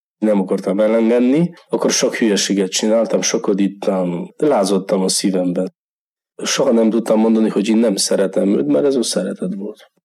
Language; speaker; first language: Hungarian; non-native, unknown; Polish